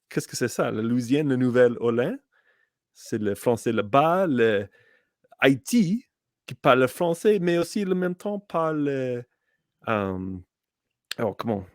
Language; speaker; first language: French; non-native, learner; English